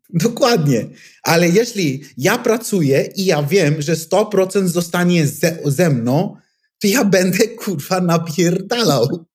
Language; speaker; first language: Polish; non-native, fluent; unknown